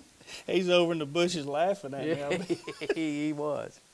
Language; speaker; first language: English; native; English